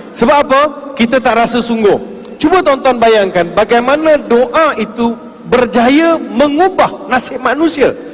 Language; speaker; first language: Malay; non-native, local second language; Tamil